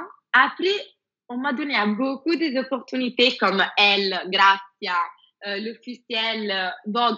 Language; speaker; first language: French; non-native, fluent; Spanish